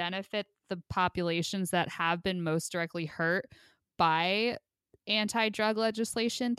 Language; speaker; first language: English; native; English